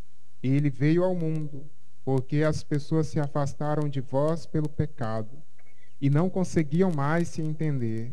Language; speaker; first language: Portuguese; native; Portuguese